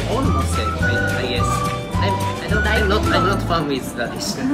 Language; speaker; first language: English; non-native, learner; Japanese